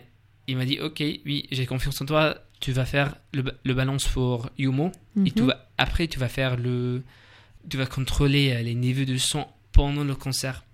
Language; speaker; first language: French; non-native, learner; English